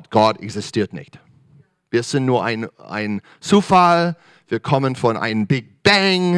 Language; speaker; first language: German; non-native, fluent; English